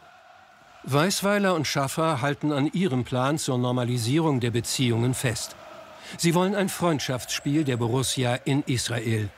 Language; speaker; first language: German; native; German